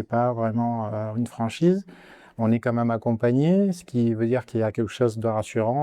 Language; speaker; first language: French; native; French